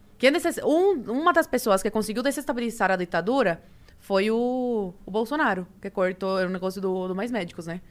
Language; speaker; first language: Portuguese; early bilingual, other home language; Spanish